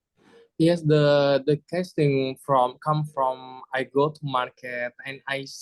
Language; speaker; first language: English; non-native, learner; Indonesian